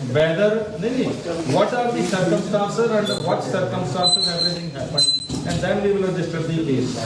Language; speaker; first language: English; non-native, local second language; Punjabi